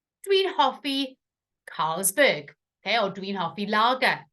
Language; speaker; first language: Welsh; non-native, fluent; English